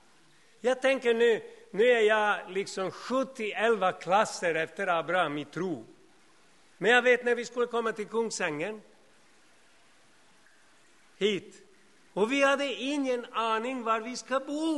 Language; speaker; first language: Swedish; non-native, fluent; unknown